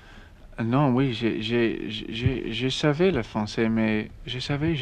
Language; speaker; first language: French; non-native, learner; English